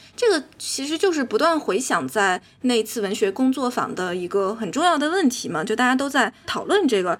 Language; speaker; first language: Chinese; native; Chinese